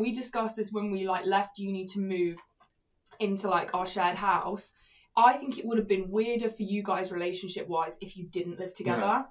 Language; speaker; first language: English; native; English